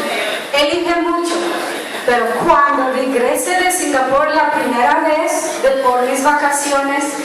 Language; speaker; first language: Spanish; non-native, learner; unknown